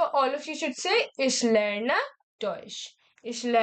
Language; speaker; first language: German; non-native, learner; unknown